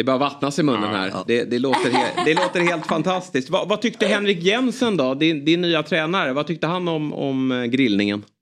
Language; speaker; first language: Swedish; native; Swedish